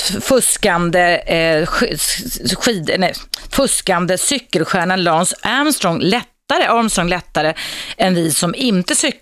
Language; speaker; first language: Swedish; native; Swedish